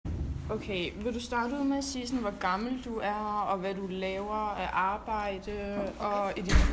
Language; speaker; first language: Danish; native; Danish